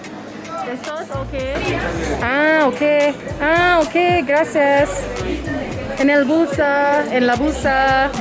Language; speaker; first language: Spanish; non-native, learner; English